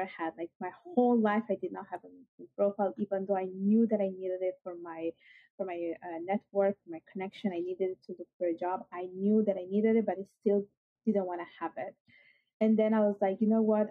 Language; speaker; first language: English; non-native, fluent; Italian